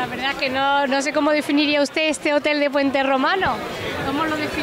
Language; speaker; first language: Spanish; native; Spanish